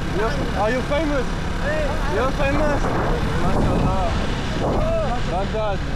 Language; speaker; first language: English; non-native, learner; French